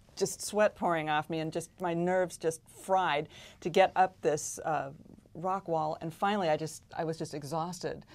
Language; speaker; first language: English; native; English